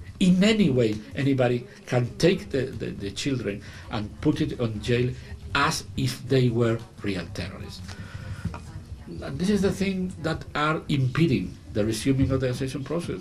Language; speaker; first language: English; non-native, fluent; Spanish